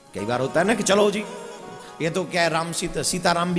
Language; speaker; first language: Hindi; native; Hindi